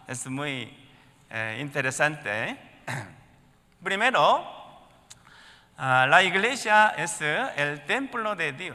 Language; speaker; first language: Spanish; non-native, learner; Korean